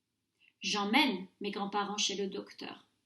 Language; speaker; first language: French; non-native, fluent; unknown